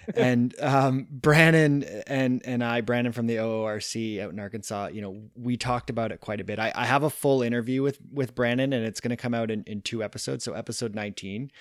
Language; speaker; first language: English; native; English